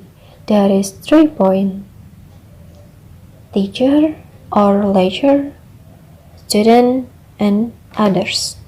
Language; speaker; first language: English; non-native, learner; Indonesian